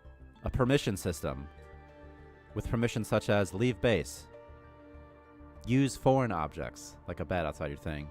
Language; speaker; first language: English; native; English